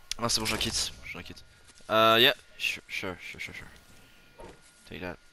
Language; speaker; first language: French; native; French